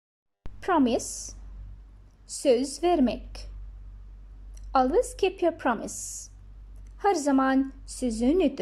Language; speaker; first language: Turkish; non-native, learner; Bangla